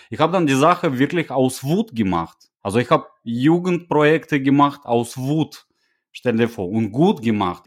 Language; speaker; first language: German; non-native, fluent; Russian